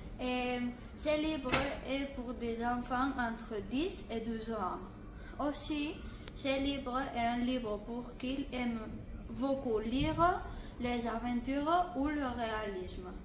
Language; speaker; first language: French; non-native, learner; Catalan